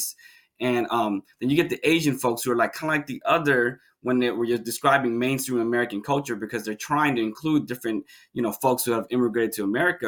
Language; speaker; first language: English; native; English